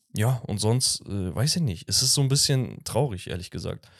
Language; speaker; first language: German; early bilingual, other home language; Turkish